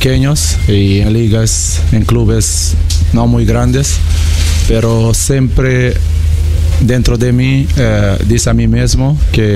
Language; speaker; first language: Spanish; non-native, learner; Portuguese